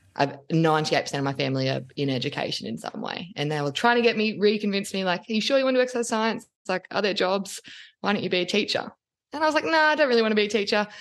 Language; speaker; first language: English; native; English